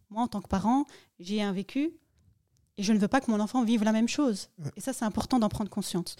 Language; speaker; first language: French; early bilingual, other home language; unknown